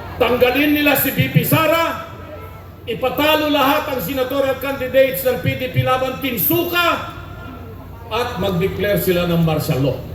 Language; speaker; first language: Filipino; non-native, local second language; Iloko